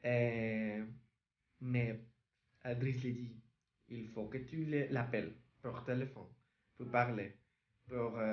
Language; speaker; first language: French; non-native, learner; Spanish